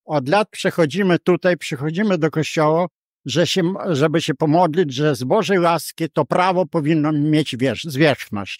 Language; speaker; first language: Polish; early bilingual, heritage; Polish